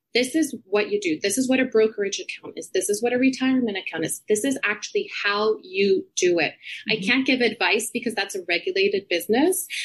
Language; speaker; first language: English; non-native, fluent; Spanish